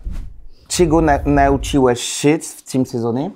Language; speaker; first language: Polish; non-native, learner; French